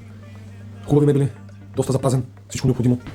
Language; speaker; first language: Bulgarian; native; Bulgarian